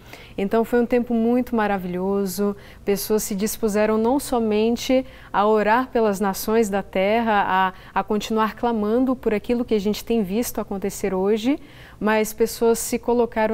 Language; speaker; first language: Portuguese; native; Portuguese